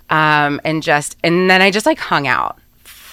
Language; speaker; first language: English; native; English